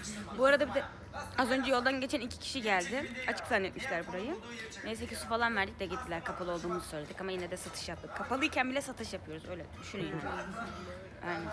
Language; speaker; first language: Turkish; native; Turkish